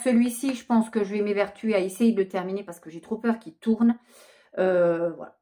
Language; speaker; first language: French; native; French